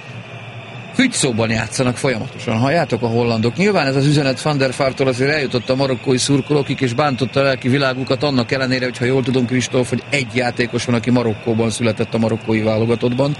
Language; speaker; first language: Hungarian; native; Hungarian